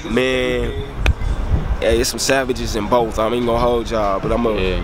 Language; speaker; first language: English; native; English